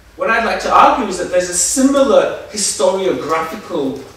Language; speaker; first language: English; native; English